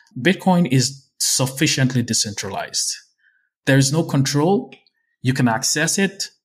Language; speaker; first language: English; non-native, local second language; Yoruba